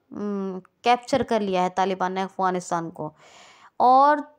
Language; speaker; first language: Hindi; native; Hindi